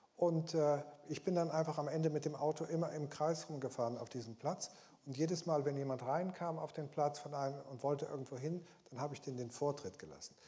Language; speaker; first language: German; early bilingual, heritage; German